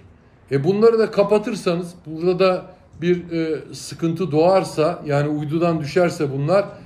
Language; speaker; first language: Turkish; native; Turkish